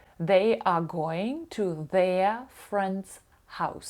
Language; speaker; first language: English; non-native, fluent; Ukrainian